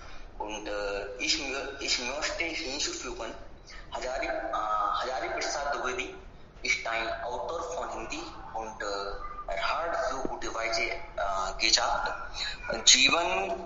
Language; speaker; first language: German; non-native, learner; Hindi